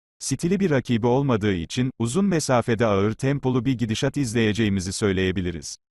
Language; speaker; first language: Turkish; native; Turkish